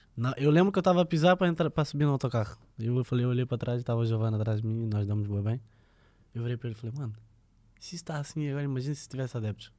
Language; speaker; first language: Portuguese; native; Portuguese